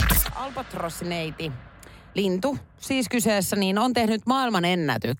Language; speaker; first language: Finnish; native; Finnish